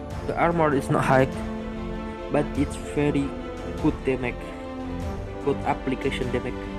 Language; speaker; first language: English; non-native, learner; Indonesian